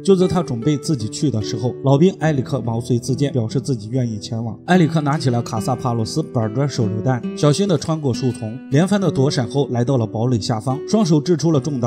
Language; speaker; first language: Chinese; native; Chinese